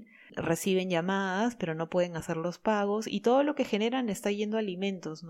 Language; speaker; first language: Spanish; native; Spanish